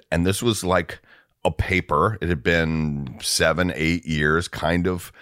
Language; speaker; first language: English; native; English